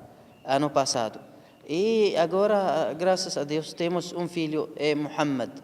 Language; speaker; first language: Portuguese; non-native, learner; Arabic